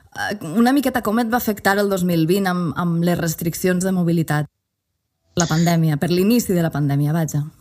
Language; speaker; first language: Catalan; native; Catalan